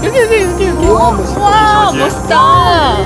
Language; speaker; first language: Korean; non-native, fluent; Chinese